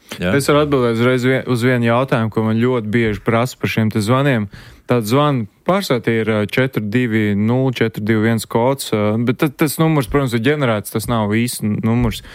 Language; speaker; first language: Latvian; native; Latvian